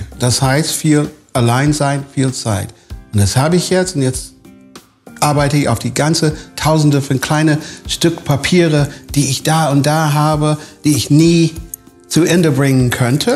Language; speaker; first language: German; non-native, fluent; English